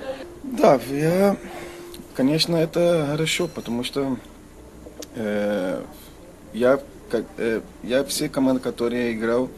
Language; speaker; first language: Russian; non-native, learner; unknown